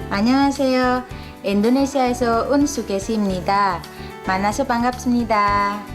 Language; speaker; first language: Korean; non-native, fluent; Indonesian